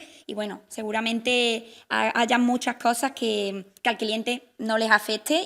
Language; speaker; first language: Spanish; native; Spanish